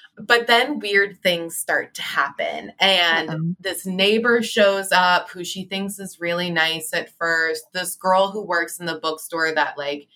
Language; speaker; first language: English; native; English